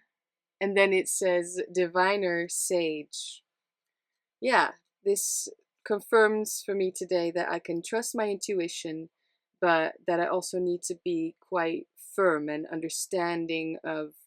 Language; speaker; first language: English; non-native, fluent; Dutch